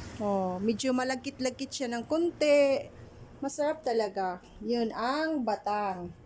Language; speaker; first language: Filipino; non-native, local second language; Cebuano